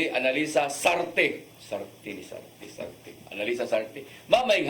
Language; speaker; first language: Cebuano; native; Cebuano